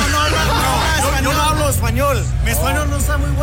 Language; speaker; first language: Spanish; early bilingual, heritage; Spanish